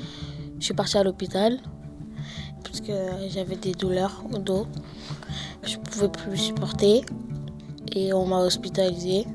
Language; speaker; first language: French; early bilingual, other home language; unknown